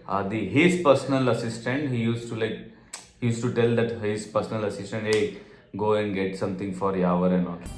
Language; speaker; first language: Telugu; non-native, learner; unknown